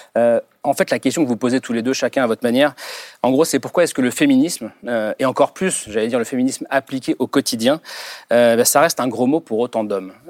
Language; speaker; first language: French; native; French